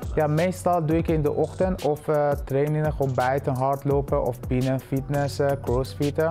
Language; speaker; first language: Dutch; early bilingual, other home language; Persian